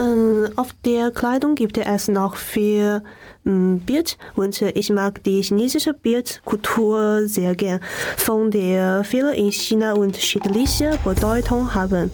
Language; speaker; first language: German; non-native, learner; Chinese